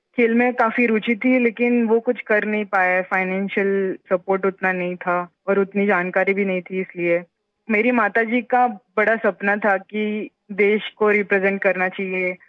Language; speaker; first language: Hindi; non-native, local second language; Marathi